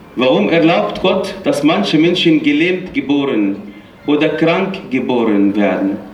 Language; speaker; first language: German; non-native, fluent; Arabic